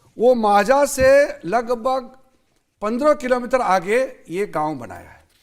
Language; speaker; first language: Hindi; non-native, local second language; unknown